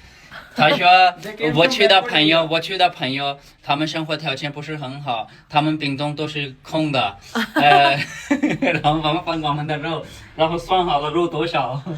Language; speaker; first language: Chinese; non-native, fluent; Punjabi